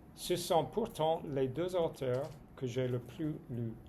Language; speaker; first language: French; non-native, fluent; English